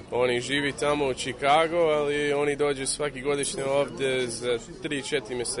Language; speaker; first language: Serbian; early bilingual, heritage; English